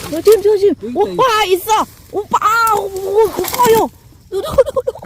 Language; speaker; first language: Korean; non-native, learner; Thai